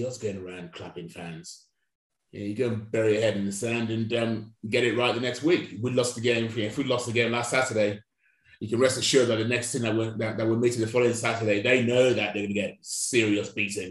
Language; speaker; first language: English; non-native, local second language; Yoruba